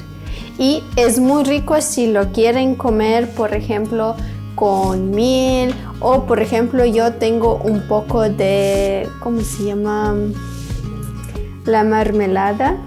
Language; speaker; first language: Spanish; non-native, fluent; Ukrainian